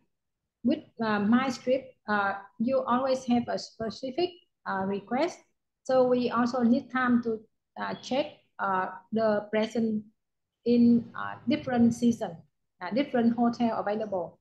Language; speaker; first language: English; non-native, learner; Vietnamese